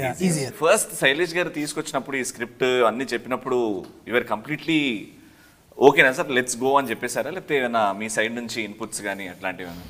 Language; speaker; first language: Telugu; native; Telugu